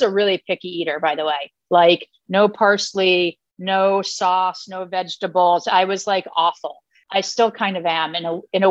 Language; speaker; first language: English; native; English